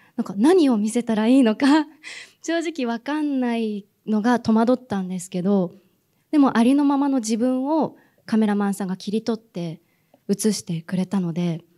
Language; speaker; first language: Japanese; native; Japanese